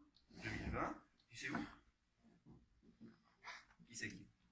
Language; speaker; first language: French; native; French